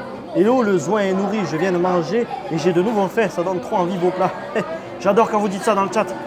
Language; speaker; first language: French; native; French